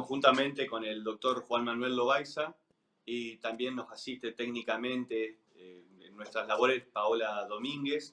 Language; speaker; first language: Spanish; native; Spanish